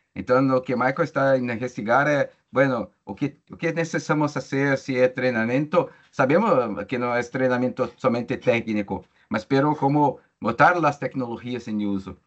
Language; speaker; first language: Spanish; non-native, learner; Portuguese